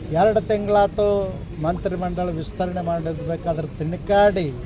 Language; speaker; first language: Kannada; non-native, local second language; Lambadi